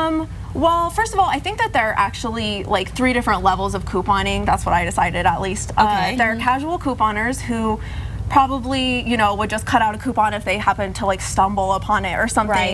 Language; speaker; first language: English; native; English